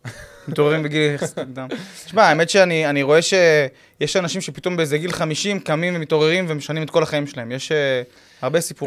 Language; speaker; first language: Hebrew; native; Hebrew